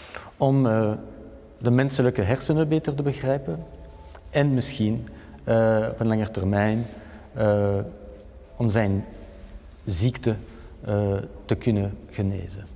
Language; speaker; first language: Dutch; non-native, local second language; French